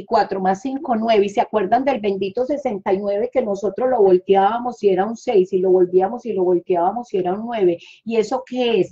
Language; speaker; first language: Spanish; native; Spanish